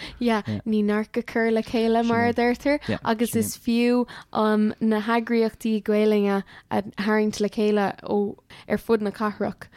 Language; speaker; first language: Irish; non-native, local second language; English